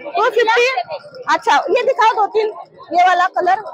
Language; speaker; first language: Hindi; non-native, local second language; Marathi